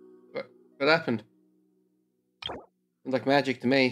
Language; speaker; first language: English; native; English